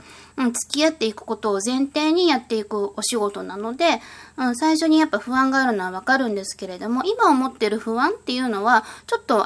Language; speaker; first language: Japanese; native; Japanese